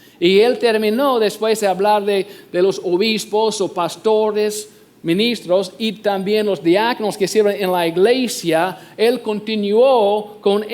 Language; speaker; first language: Spanish; non-native, fluent; English